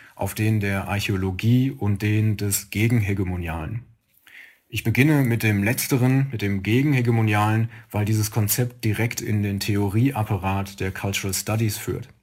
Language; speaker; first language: German; native; German